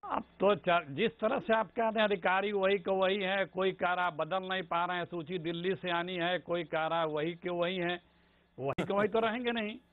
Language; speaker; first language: Hindi; native; Hindi